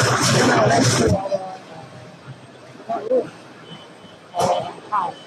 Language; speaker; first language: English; non-native, learner; Chinese